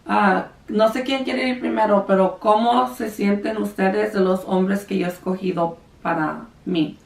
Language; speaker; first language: Spanish; early bilingual, heritage; Spanish